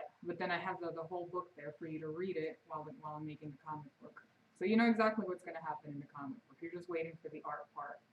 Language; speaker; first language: English; native; English